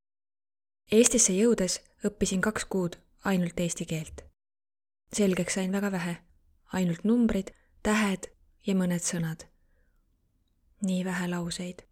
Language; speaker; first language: Estonian; non-native, learner; Arabic